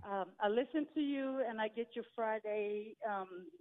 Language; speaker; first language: English; non-native, fluent; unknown